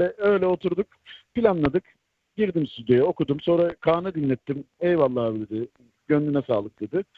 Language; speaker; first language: Turkish; native; Turkish